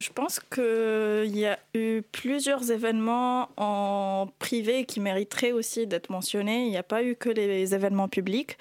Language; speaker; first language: French; non-native, local second language; Arabic